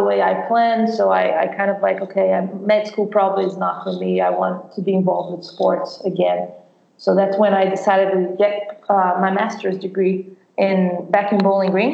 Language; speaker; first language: English; non-native, fluent; Portuguese